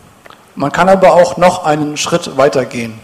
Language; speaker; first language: German; native; German